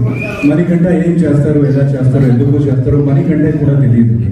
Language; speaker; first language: Telugu; non-native, fluent; Hindi